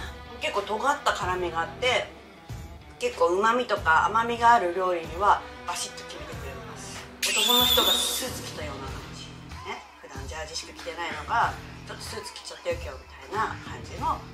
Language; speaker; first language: Japanese; native; Japanese